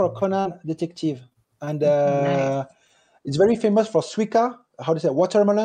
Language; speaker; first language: English; non-native, fluent; French